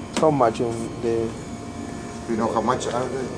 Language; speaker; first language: English; non-native, learner; Spanish